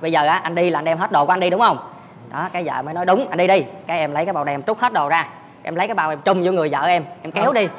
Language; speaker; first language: Vietnamese; native; Vietnamese